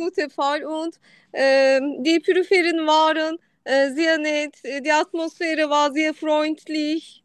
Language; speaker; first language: German; non-native, learner; Turkish